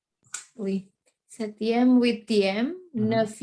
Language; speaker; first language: French; non-native, learner; Indonesian